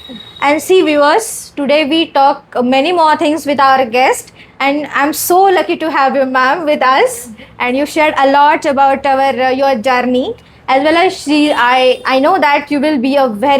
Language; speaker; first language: English; non-native, learner; Marathi